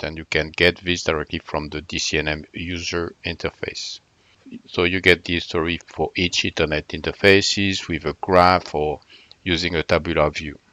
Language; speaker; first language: English; non-native, fluent; French